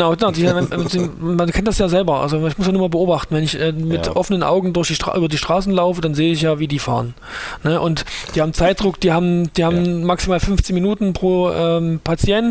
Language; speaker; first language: German; native; German